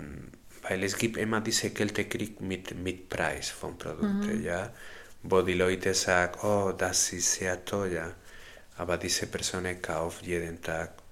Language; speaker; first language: German; non-native, learner; Spanish